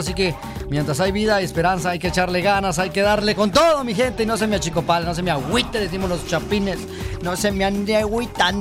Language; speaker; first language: Spanish; native; Spanish